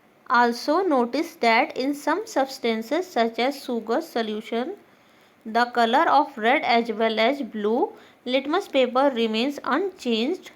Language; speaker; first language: English; non-native, local second language; Hindi